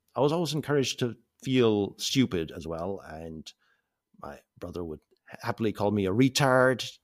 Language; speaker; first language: English; native; English